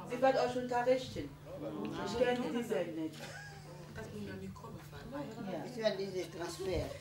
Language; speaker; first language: German; non-native, fluent; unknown